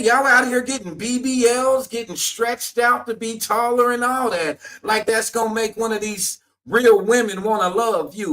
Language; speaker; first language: English; native; English